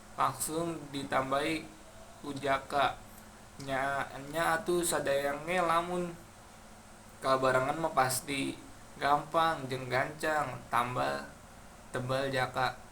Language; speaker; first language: Sundanese; non-native, local second language; Indonesian